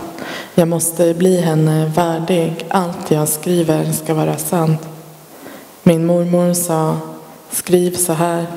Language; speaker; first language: Swedish; early bilingual, other home language; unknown